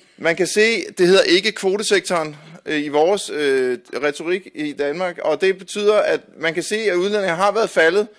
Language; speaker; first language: Danish; native; Danish